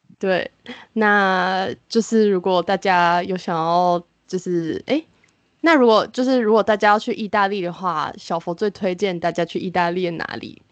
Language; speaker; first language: Chinese; native; Chinese